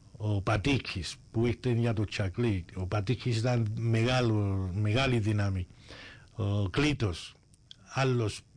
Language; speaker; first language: Greek; early bilingual, heritage; Greek